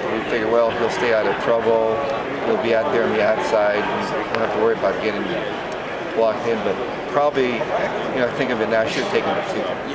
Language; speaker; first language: English; native; English